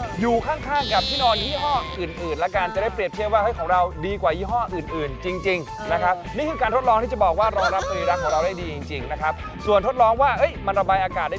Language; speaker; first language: Thai; native; Thai